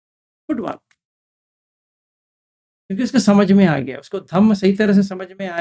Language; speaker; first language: Hindi; native; Hindi